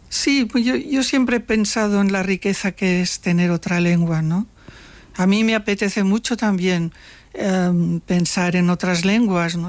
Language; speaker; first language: Spanish; non-native, local second language; Catalan